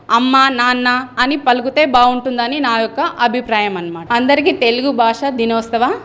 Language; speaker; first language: Telugu; native; Telugu